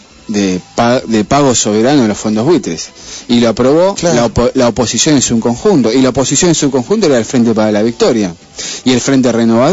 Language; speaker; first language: Spanish; native; Spanish